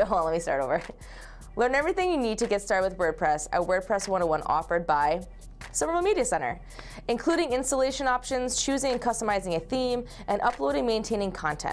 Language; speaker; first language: English; native; English